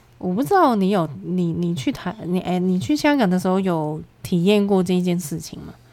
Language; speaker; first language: Chinese; non-native, local second language; Cantonese